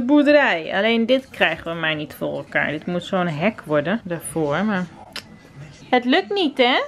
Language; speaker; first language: Dutch; native; Dutch